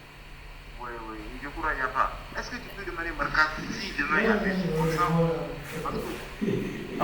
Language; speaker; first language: French; non-native, learner; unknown